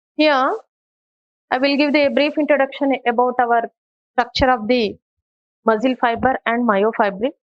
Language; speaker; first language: English; non-native, local second language; Telugu